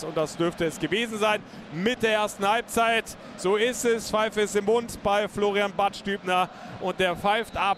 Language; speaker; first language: German; native; German